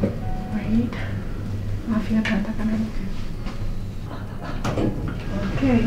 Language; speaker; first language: Indonesian; native; Indonesian